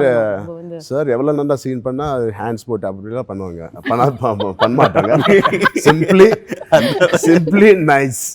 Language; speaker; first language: Tamil; non-native, fluent; Telugu